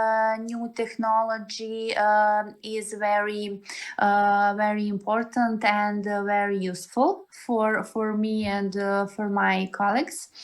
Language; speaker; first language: English; non-native, learner; Serbian